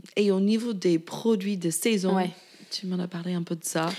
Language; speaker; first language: French; non-native, fluent; English